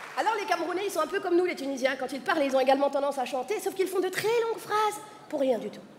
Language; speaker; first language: French; native; French